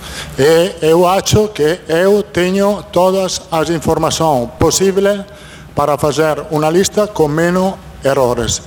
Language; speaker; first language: Portuguese; non-native, fluent; Italian